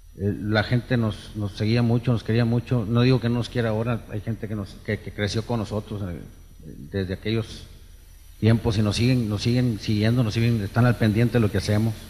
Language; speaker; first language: Spanish; native; Spanish